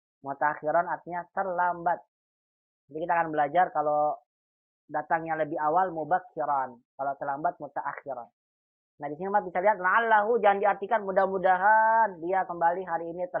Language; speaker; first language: Indonesian; native; Indonesian